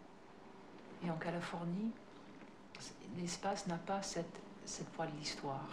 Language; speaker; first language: French; non-native, fluent; English